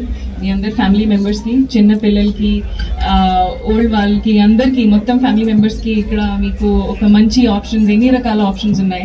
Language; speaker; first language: Telugu; non-native, local second language; Hindi